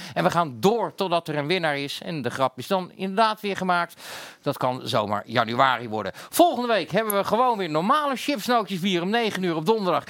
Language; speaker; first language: Dutch; native; Dutch